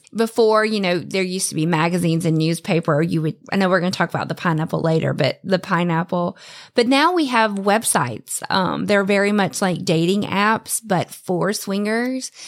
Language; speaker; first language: English; native; English